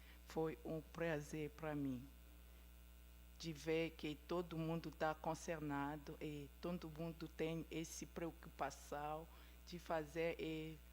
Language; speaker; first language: Portuguese; non-native, fluent; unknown